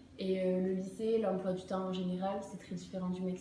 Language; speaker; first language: French; native; French